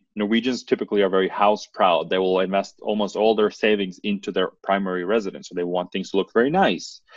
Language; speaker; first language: English; non-native, fluent; Norwegian